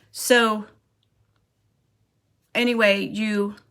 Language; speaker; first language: English; native; English